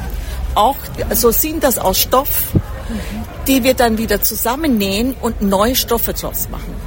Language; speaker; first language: German; early bilingual, heritage; German